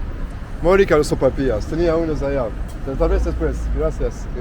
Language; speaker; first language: Spanish; non-native, learner; English